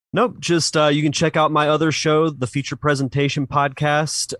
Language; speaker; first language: English; native; English